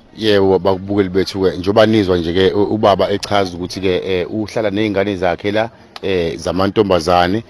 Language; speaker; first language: Zulu; native; Zulu